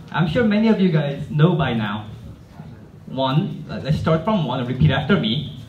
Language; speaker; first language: English; non-native, fluent; Korean